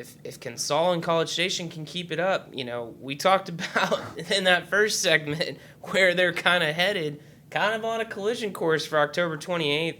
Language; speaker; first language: English; native; English